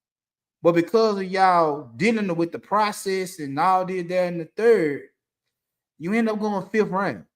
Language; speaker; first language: English; native; English